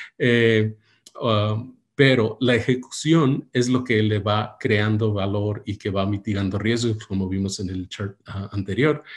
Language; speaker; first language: Spanish; early bilingual, heritage; Spanish